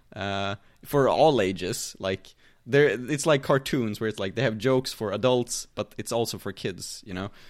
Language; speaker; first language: English; non-native, fluent; Swedish